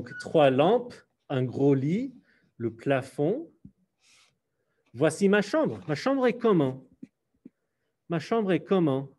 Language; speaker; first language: French; non-native, fluent; English